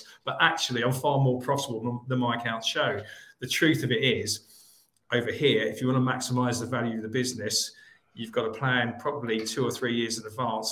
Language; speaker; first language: English; native; English